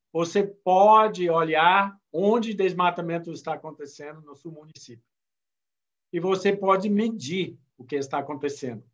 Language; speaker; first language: Portuguese; non-native, fluent; English